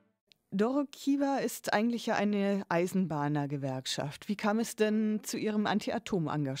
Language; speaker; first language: German; native; German